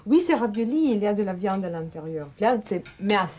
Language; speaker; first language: French; non-native, fluent; Russian